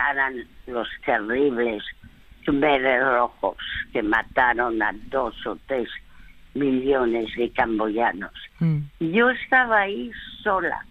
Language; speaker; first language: Spanish; early bilingual, other home language; French